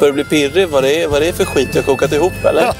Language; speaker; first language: Swedish; native; Swedish